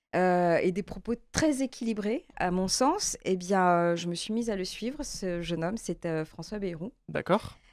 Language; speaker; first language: French; native; French